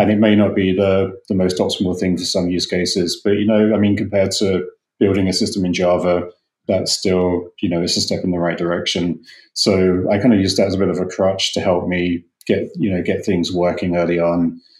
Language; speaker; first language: English; native; English